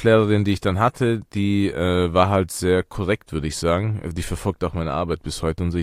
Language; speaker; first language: German; early bilingual, other home language; Persian